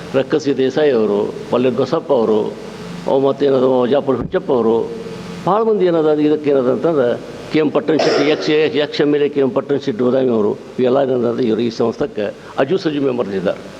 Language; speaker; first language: Kannada; non-native, local second language; Urdu